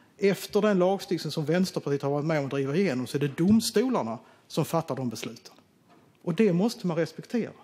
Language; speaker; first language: Swedish; native; Swedish